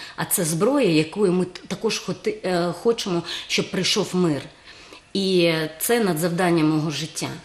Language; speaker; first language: Ukrainian; native; Ukrainian